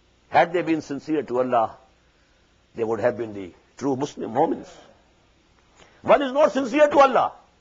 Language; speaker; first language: English; non-native, local second language; Urdu